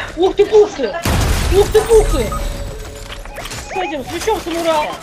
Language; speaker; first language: Russian; native; Russian